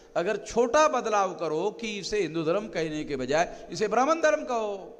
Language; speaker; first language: Hindi; non-native, local second language; Marathi